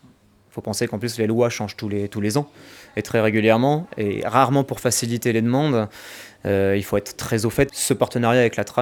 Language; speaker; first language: French; native; French